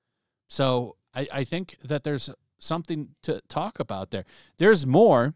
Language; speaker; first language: English; native; English